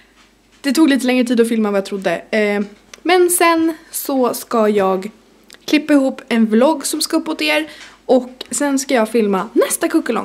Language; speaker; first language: Swedish; native; Swedish